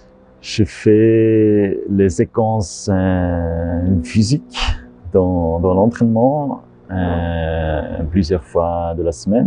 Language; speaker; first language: French; non-native, learner; German